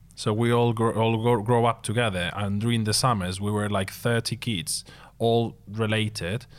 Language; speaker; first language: English; non-native, fluent; Spanish